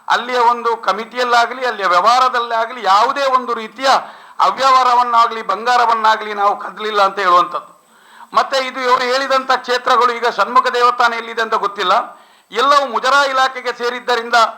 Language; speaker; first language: Kannada; non-native, local second language; Tulu